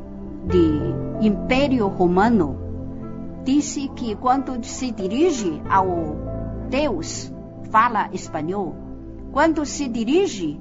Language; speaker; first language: Portuguese; non-native, fluent; Chinese